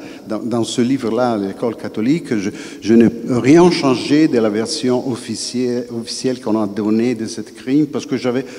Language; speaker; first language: French; non-native, fluent; Italian